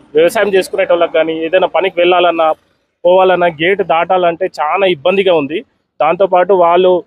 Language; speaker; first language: Telugu; non-native, local second language; Lambadi